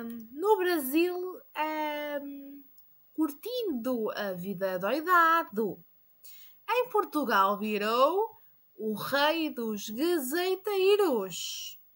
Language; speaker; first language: Portuguese; non-native, learner; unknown